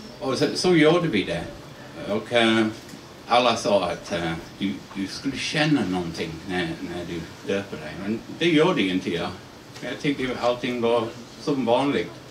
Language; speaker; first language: Swedish; non-native, fluent; English